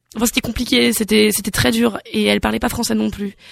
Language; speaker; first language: French; native; French